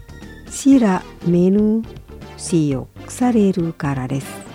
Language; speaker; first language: Japanese; non-native, fluent; Indonesian